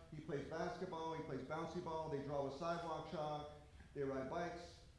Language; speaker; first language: English; native; English